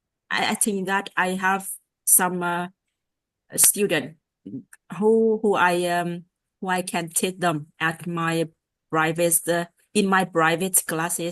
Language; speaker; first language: English; non-native, learner; Vietnamese